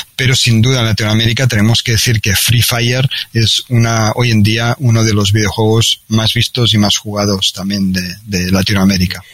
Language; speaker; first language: Spanish; native; Spanish